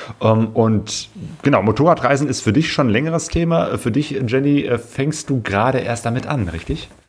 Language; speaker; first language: German; native; German